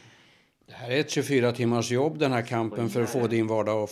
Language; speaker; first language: Swedish; native; Swedish